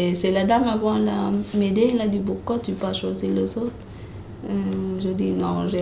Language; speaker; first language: French; non-native, learner; Vietnamese